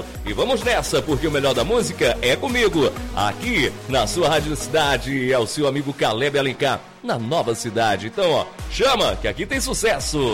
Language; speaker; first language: Portuguese; native; Portuguese